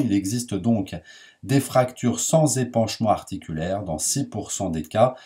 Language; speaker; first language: French; native; French